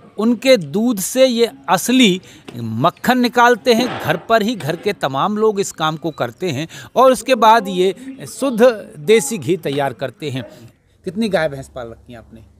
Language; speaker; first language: Hindi; native; Hindi